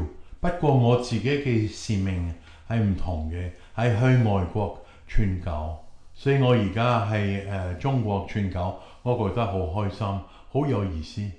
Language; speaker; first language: Chinese; non-native, fluent; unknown